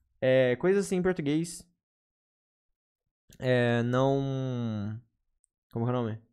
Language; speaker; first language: Portuguese; native; Portuguese